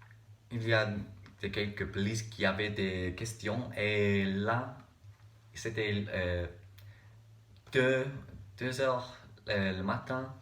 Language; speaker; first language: French; non-native, learner; English